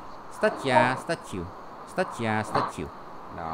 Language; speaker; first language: Russian; non-native, fluent; Vietnamese